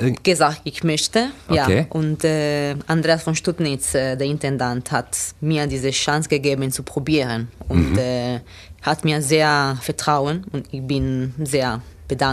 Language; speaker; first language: German; non-native, learner; Italian